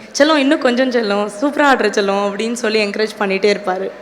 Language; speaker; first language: Tamil; native; Tamil